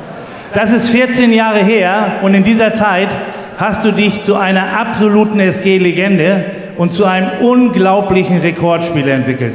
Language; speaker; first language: German; native; German